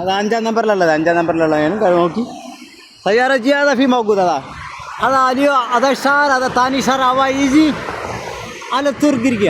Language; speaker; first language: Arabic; non-native, learner; Malayalam